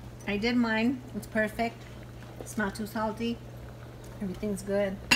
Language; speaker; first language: English; early bilingual, other home language; Spanish